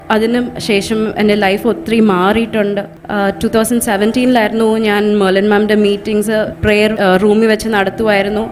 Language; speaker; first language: Malayalam; early bilingual, heritage; Malayalam